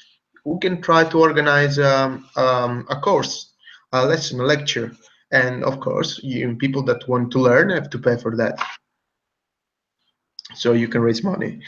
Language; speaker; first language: English; non-native, fluent; Italian